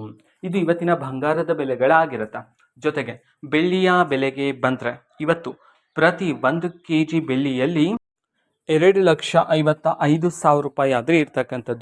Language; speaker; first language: Kannada; native; Kannada